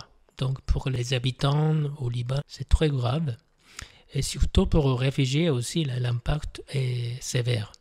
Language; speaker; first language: French; non-native, fluent; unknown